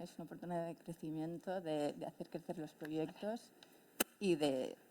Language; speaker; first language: Spanish; non-native, local second language; Catalan